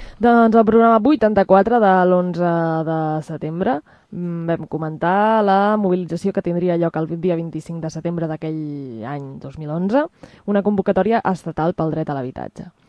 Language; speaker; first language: Catalan; non-native, local second language; Spanish